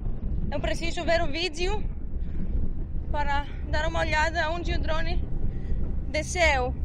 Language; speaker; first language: Portuguese; non-native, learner; Greek